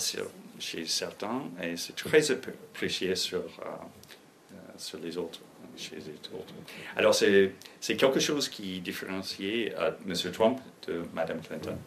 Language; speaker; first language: French; non-native, fluent; English